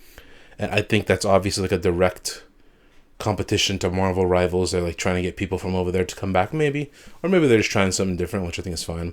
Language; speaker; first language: English; native; English